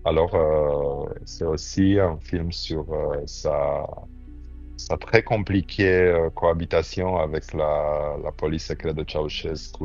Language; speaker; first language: French; non-native, fluent; Romanian